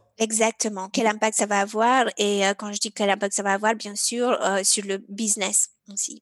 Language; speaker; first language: French; non-native, fluent; Romanian